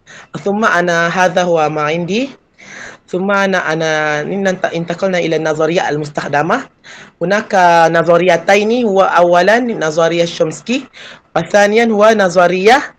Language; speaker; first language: Arabic; non-native, fluent; Malay